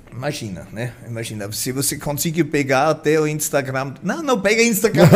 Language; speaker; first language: Portuguese; non-native, fluent; German